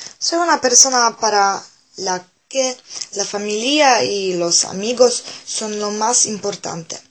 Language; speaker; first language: Spanish; non-native, learner; Polish